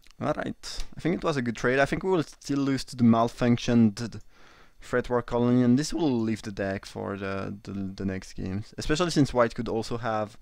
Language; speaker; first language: English; non-native, fluent; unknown